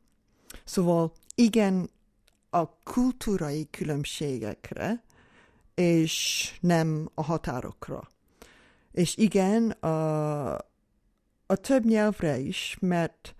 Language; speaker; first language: Hungarian; early bilingual, heritage; Hungarian